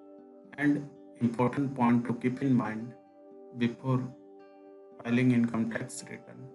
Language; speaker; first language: Hindi; native; Hindi